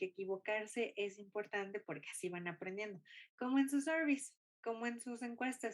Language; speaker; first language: Spanish; non-native, fluent; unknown